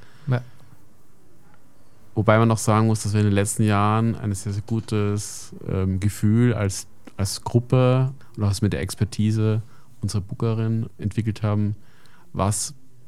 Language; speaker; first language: German; native; German